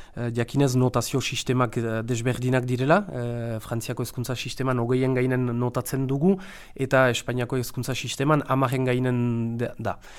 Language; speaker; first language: Basque; native; Basque